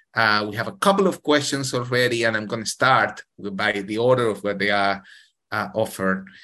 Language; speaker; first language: English; non-native, fluent; Spanish